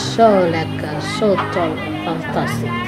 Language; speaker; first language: German; non-native, learner; Indonesian